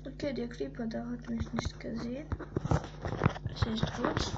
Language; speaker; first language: German; early bilingual, other home language; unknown